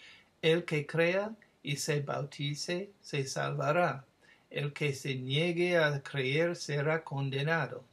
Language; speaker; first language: Spanish; non-native, fluent; English